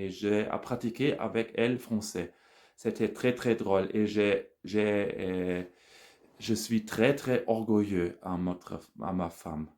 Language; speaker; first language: French; non-native, learner; German